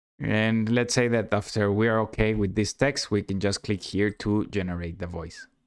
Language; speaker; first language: English; non-native, fluent; Spanish